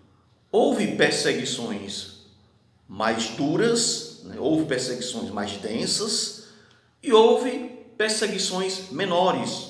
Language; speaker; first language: Portuguese; native; Portuguese